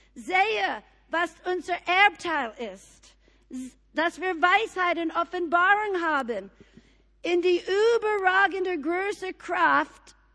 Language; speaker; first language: German; non-native, fluent; English